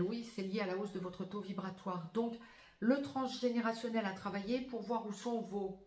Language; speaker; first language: French; native; French